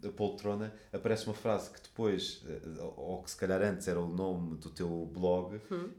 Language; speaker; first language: Portuguese; native; Portuguese